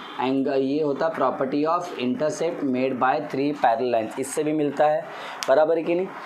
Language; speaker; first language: Hindi; non-native, local second language; Marathi